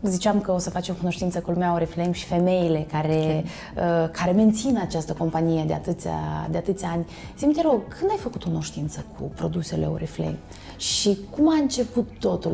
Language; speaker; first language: Romanian; native; Romanian